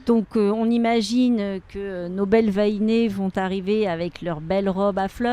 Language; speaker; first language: French; native; French